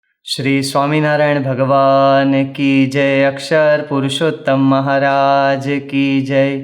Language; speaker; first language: Hindi; native; Hindi